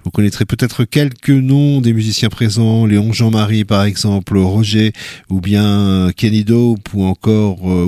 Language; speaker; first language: French; native; French